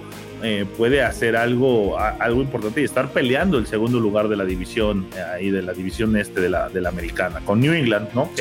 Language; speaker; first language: Spanish; native; Spanish